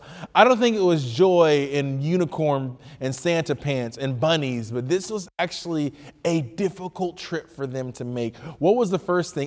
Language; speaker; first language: English; native; English